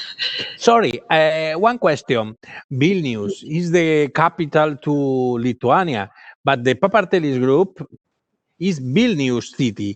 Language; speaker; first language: English; non-native, learner; Galician